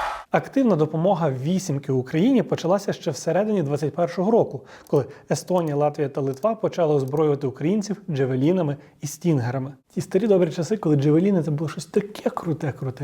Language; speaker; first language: Ukrainian; native; Ukrainian